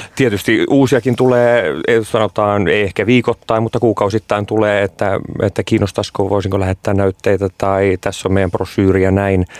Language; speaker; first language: Finnish; native; Finnish